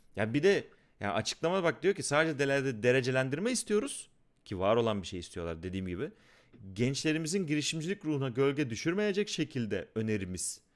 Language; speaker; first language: Turkish; native; Turkish